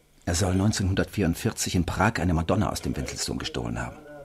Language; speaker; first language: German; native; German